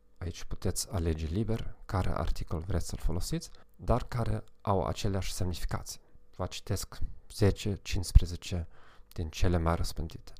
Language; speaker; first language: Romanian; non-native, fluent; German